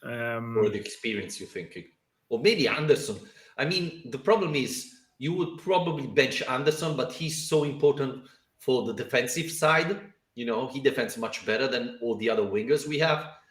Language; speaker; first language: English; non-native, fluent; Italian